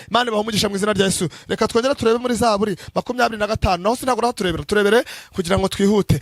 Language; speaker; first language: Kinyarwanda; native; Kinyarwanda